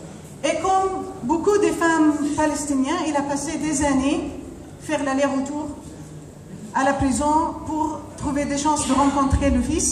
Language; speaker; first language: French; non-native, fluent; Arabic